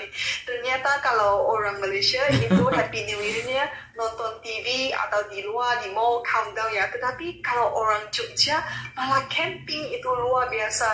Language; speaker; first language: Indonesian; non-native, local second language; Malay